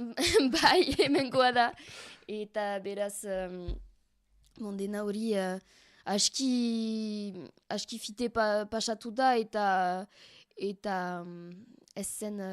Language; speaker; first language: Basque; non-native, learner; French